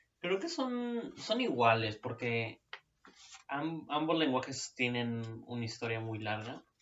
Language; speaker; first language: Spanish; native; Spanish